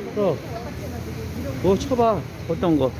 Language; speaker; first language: Korean; native; Korean